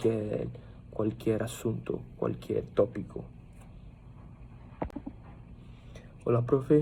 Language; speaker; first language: Spanish; non-native, fluent; Portuguese